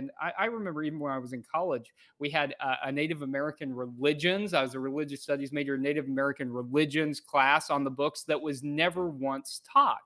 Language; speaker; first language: English; native; English